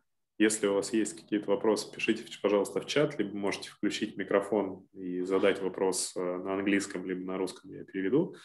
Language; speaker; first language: Russian; native; Russian